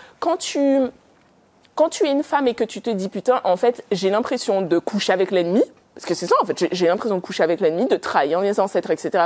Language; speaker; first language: French; native; French